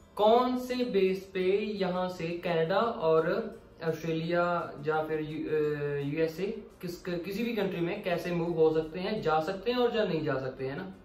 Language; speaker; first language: Hindi; non-native, local second language; Punjabi